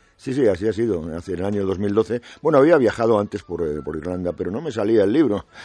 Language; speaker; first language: Spanish; native; Spanish